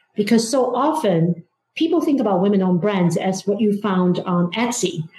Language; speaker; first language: English; non-native, fluent; Chinese